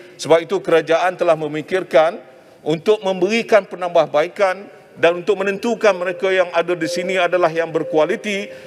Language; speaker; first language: Malay; native; Malay